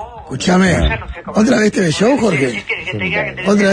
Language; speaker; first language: Spanish; native; Spanish